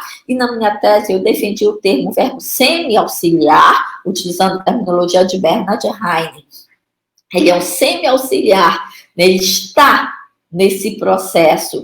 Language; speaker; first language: Portuguese; native; Portuguese